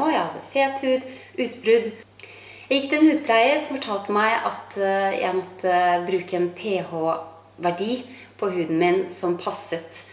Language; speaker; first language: Norwegian; native; Norwegian